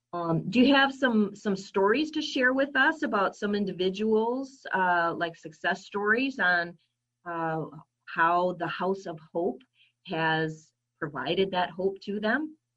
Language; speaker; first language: English; native; English